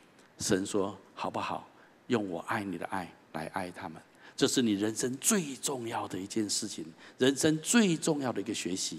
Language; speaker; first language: Chinese; native; Chinese